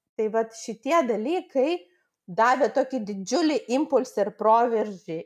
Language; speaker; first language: Lithuanian; non-native, local second language; Russian